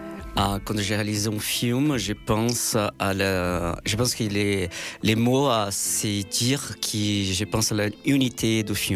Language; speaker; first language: French; non-native, fluent; Portuguese